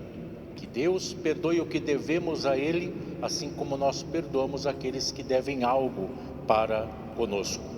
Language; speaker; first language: Portuguese; native; Portuguese